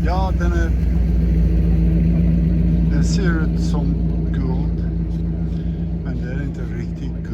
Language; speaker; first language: Swedish; early bilingual, heritage; Swedish